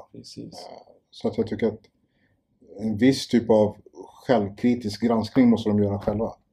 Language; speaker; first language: Swedish; early bilingual, other home language; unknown